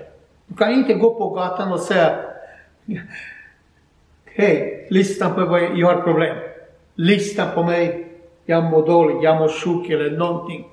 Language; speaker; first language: Swedish; non-native, learner; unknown